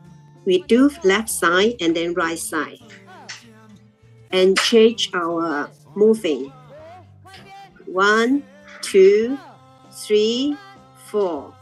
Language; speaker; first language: English; non-native, learner; Chinese